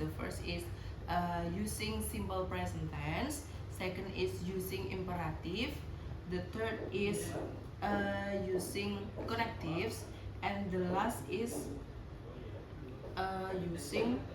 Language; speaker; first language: English; non-native, learner; Indonesian